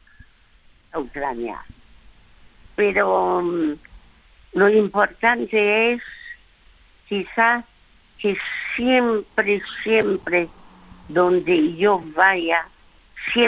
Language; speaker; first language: Spanish; early bilingual, other home language; French